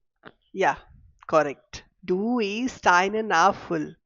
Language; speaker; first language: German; non-native, fluent; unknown